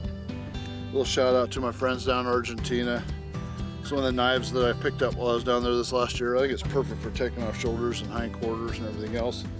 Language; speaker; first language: English; native; English